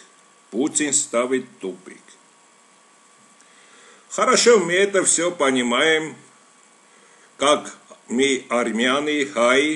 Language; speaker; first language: Russian; non-native, local second language; Armenian